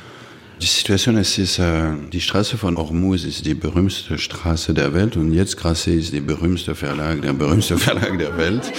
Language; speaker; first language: German; non-native, fluent; French